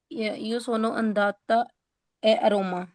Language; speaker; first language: Italian; non-native, learner; Punjabi